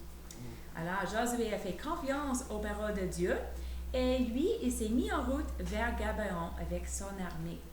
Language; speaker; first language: French; native; French